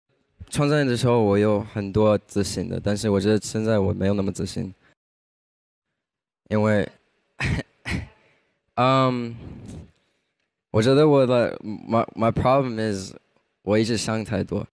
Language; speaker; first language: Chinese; early bilingual, heritage; Chinese